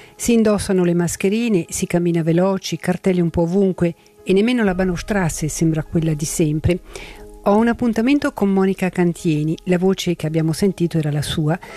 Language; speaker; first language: Italian; native; Italian